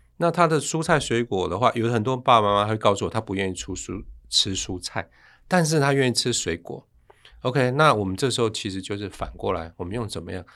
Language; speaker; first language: Chinese; native; Chinese